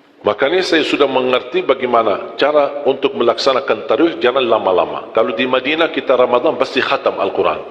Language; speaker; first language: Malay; non-native, fluent; Arabic